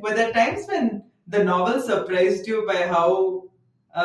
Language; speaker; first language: English; non-native, local second language; Tamil